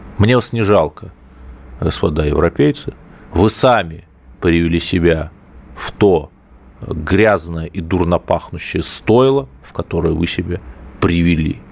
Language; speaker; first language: Russian; native; Russian